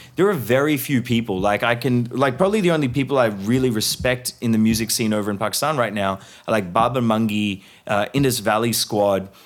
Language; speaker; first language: English; early bilingual, other home language; Sindhi